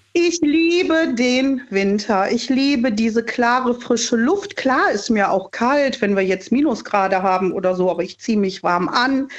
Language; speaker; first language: German; native; German